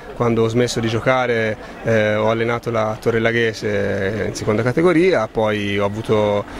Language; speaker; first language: Italian; native; Italian